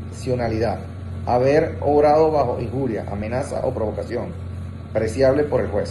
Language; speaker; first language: Spanish; native; Spanish